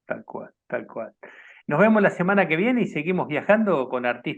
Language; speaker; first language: Spanish; native; Spanish